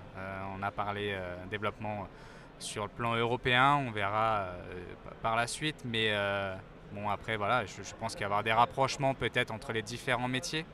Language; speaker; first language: French; native; French